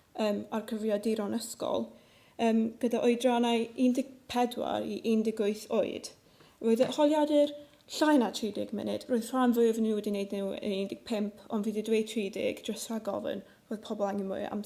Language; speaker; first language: Welsh; non-native, local second language; English